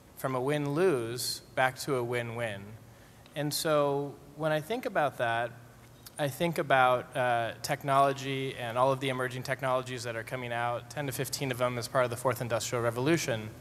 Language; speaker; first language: English; native; English